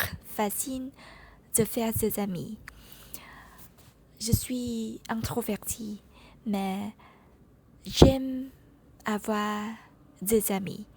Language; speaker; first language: French; non-native, learner; Vietnamese